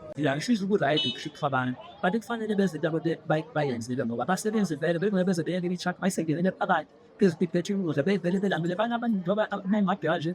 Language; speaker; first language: Zulu; native; Zulu